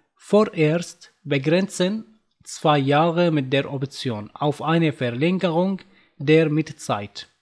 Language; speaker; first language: German; non-native, learner; Arabic